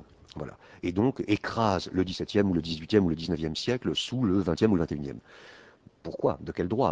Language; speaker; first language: French; native; French